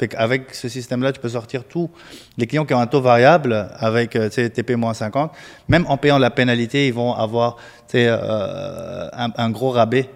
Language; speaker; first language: French; non-native, local second language; Arabic